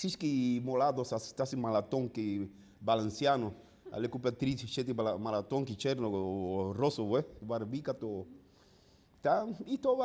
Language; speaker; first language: Bulgarian; non-native, learner; Spanish